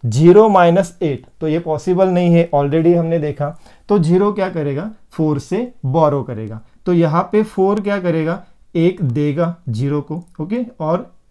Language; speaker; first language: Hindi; non-native, local second language; Marathi